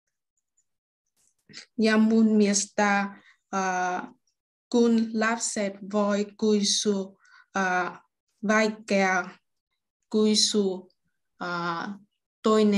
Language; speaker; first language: Finnish; non-native, learner; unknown